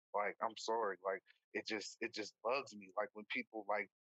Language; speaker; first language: English; native; English